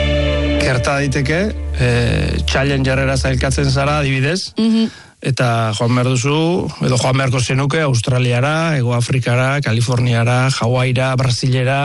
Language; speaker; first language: Basque; native; Basque